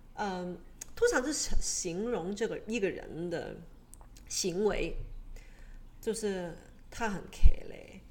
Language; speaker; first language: Chinese; non-native, local second language; Cantonese